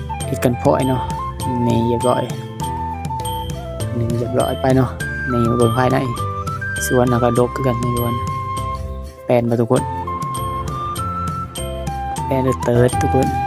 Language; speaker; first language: Thai; non-native, local second language; Northeastern Thai